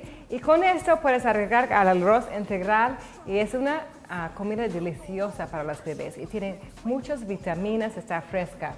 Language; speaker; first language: Spanish; non-native, learner; English